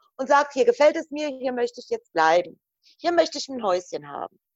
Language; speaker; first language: German; non-native, fluent; Croatian